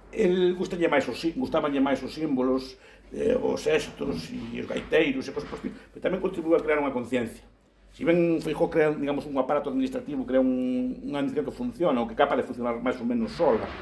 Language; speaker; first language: Galician; non-native, local second language; Spanish